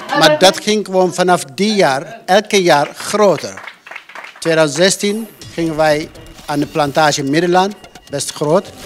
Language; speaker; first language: Dutch; non-native, fluent; Amharic